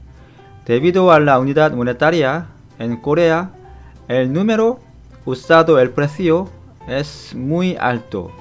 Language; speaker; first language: Spanish; non-native, fluent; Korean